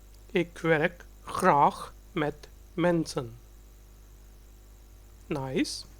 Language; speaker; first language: Dutch; non-native, fluent; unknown